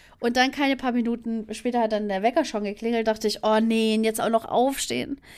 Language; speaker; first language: German; native; German